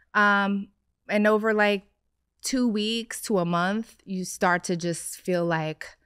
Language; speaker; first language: English; native; English